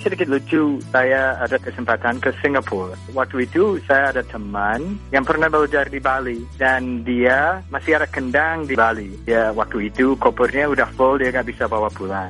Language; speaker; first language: Indonesian; non-native, fluent; English